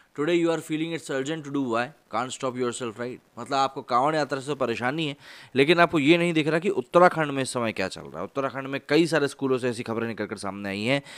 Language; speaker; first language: Hindi; native; Hindi